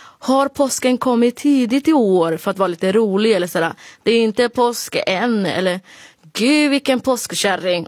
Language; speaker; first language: Swedish; early bilingual, other home language; Somali